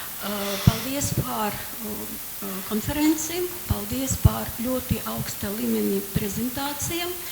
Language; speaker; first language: Latvian; non-native, local second language; Russian